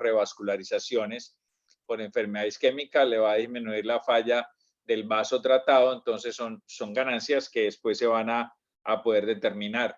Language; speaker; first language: Spanish; native; Spanish